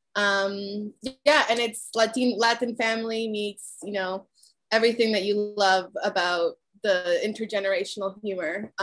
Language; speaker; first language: English; early bilingual, other home language; Spanish